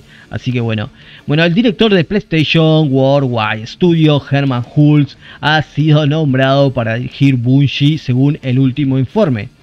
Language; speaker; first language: Spanish; native; Spanish